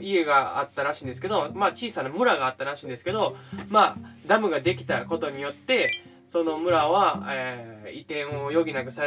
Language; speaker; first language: Japanese; native; Japanese